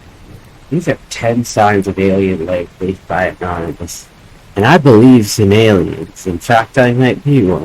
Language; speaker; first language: English; native; English